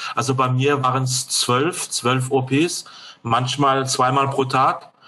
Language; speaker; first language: German; non-native, fluent; French